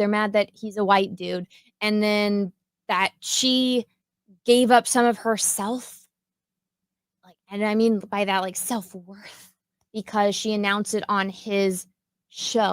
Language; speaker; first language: English; native; English